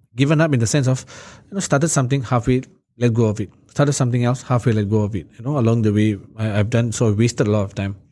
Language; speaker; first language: English; native; English